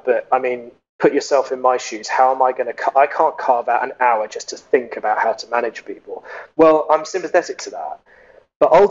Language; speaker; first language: English; native; English